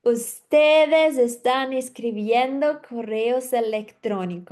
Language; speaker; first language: Spanish; non-native, fluent; Portuguese